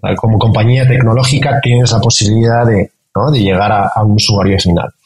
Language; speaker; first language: Spanish; native; Spanish